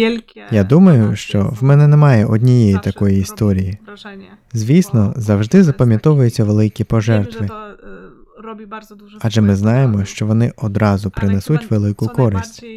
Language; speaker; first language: Ukrainian; non-native, fluent; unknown